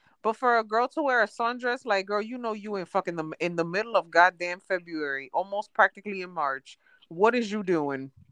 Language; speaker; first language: English; early bilingual, other home language; Spanish